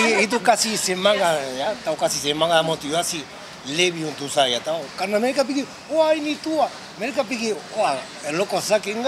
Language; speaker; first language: Indonesian; non-native, fluent; Spanish